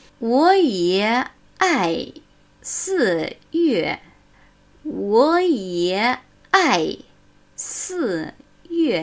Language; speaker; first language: Chinese; non-native, fluent; German